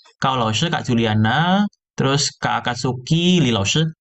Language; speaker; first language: Indonesian; native; Indonesian